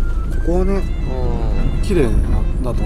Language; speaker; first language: Japanese; native; Japanese